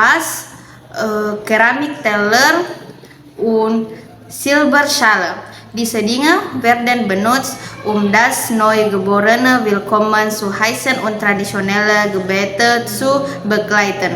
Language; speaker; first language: German; non-native, learner; Indonesian